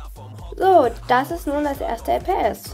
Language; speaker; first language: German; native; German